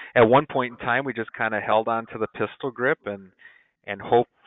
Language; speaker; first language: English; native; English